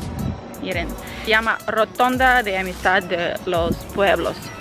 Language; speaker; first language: Spanish; non-native, fluent; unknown